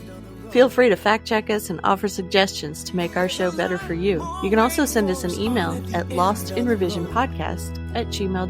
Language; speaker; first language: English; native; English